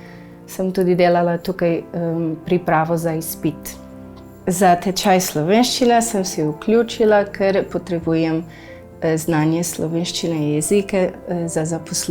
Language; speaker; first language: Slovenian; non-native, learner; Portuguese